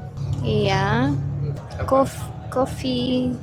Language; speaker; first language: Indonesian; non-native, learner; Czech